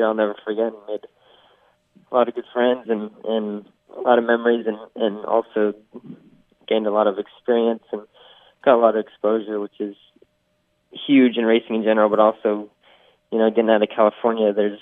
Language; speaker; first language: English; native; English